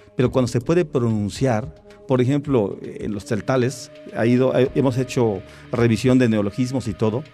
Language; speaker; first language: Spanish; non-native, local second language; Tzeltal